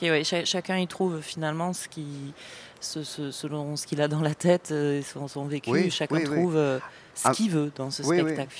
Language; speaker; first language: French; native; French